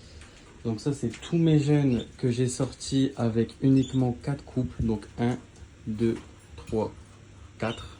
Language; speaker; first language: French; native; French